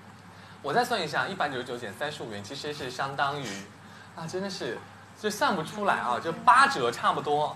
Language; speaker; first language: Chinese; native; Chinese